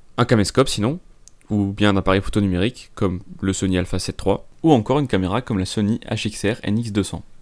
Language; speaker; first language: French; native; French